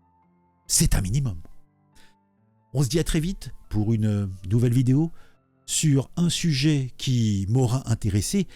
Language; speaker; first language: French; native; French